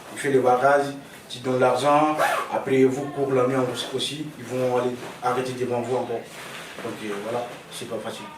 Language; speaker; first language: French; non-native, local second language; Soninke